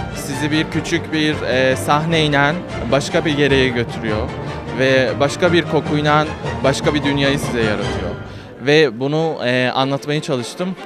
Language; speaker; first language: Turkish; non-native, fluent; Persian